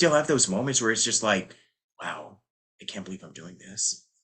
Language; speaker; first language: English; native; English